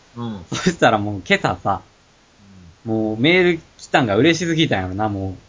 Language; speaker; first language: Japanese; native; Japanese